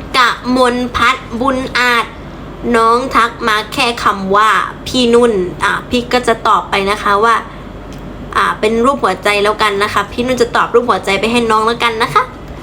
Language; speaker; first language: Thai; native; Thai